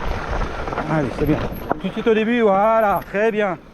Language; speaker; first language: French; native; French